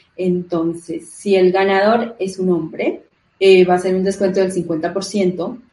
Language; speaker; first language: Spanish; native; Spanish